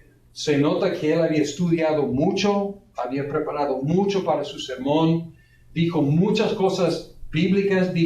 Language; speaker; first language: Spanish; non-native, fluent; English